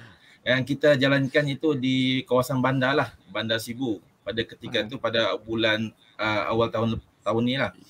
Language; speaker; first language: Malay; native; Malay